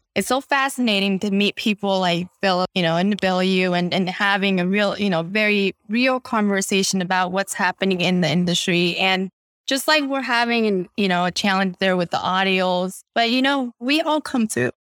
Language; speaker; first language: English; non-native, fluent; Chinese